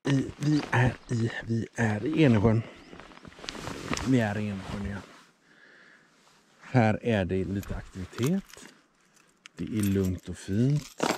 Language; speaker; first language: Swedish; native; Swedish